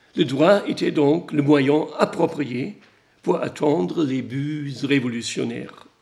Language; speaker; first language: French; non-native, fluent; German